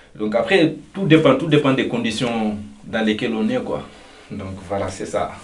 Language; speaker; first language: French; non-native, local second language; Fula